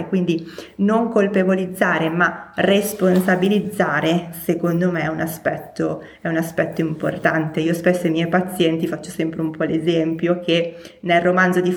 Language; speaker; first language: Italian; native; Italian